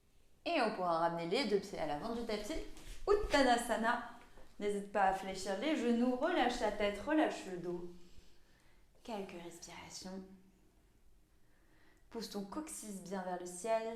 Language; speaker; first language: French; native; French